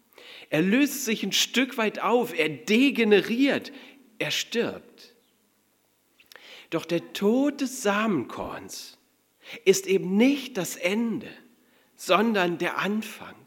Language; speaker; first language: German; native; German